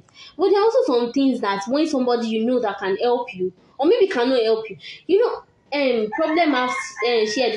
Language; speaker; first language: English; non-native, local second language; Yoruba